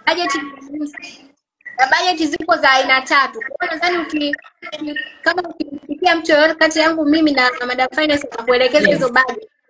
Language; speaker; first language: Swahili; native; Swahili